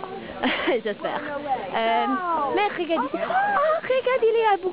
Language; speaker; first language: French; non-native, learner; English